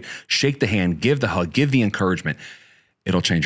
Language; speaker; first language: English; native; English